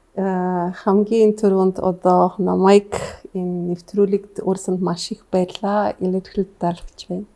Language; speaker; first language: Mongolian; non-native, fluent; Polish